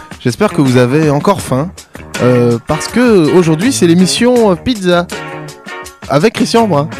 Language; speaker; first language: French; native; French